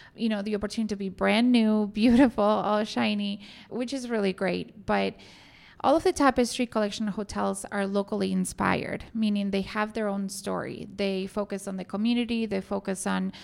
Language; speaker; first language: English; non-native, fluent; Spanish